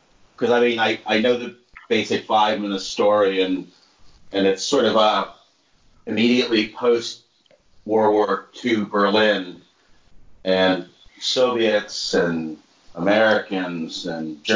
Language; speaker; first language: English; native; English